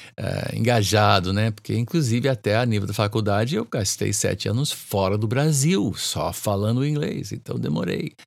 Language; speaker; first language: Portuguese; non-native, fluent; English